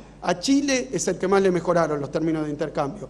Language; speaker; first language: Spanish; native; Spanish